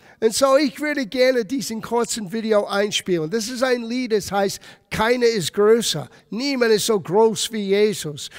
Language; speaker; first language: German; non-native, fluent; English